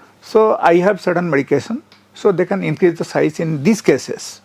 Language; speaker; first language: English; non-native, local second language; Telugu